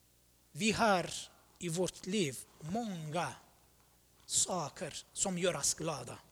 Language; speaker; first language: Swedish; non-native, fluent; Armenian